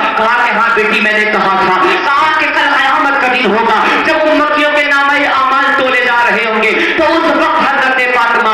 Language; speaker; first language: Urdu; native; Urdu